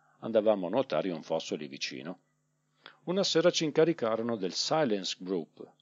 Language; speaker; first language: Italian; native; Italian